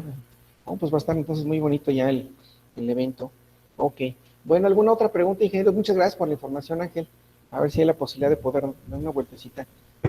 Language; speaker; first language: Spanish; native; Spanish